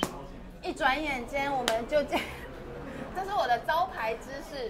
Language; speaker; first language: Chinese; native; Chinese